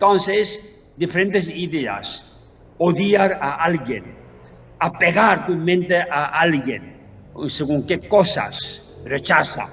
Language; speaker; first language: Spanish; non-native, learner; Tibetan